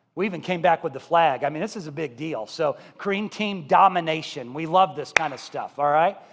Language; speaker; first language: English; native; English